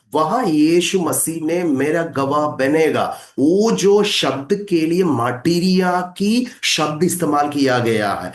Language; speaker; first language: Hindi; non-native, local second language; Malayalam